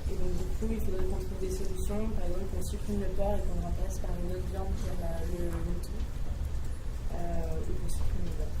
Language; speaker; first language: French; native; French